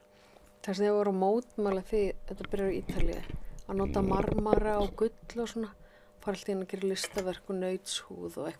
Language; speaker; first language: Icelandic; native; Icelandic